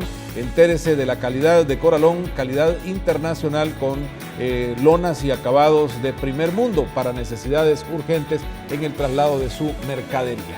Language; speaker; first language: Spanish; native; Spanish